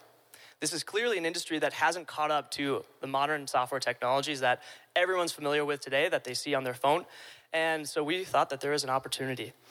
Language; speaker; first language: English; native; English